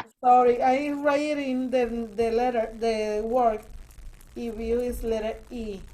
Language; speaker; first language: English; non-native, learner; Spanish